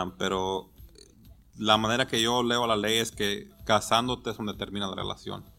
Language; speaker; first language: Spanish; early bilingual, heritage; Spanish